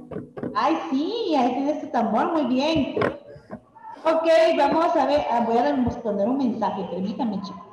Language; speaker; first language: Spanish; native; Spanish